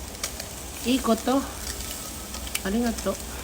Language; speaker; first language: Japanese; non-native, fluent; Filipino